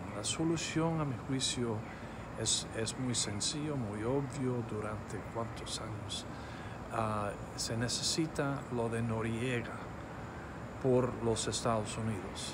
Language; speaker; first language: Spanish; non-native, fluent; English